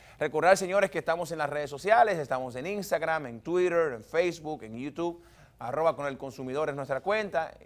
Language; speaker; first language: Spanish; native; Spanish